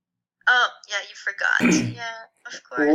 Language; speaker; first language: English; non-native, fluent; French